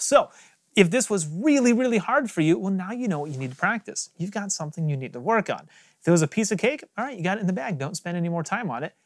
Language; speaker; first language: English; native; English